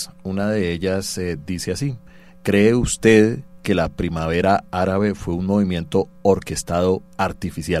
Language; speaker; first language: Spanish; native; Spanish